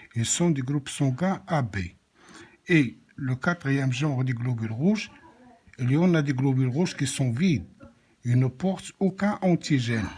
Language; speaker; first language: French; non-native, local second language; Arabic